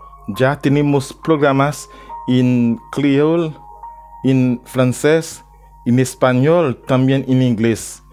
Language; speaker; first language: Spanish; non-native, learner; Haitian Creole